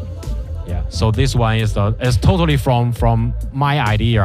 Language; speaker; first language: English; non-native, learner; Chinese